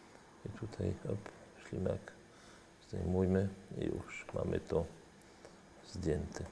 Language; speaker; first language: Polish; non-native, fluent; French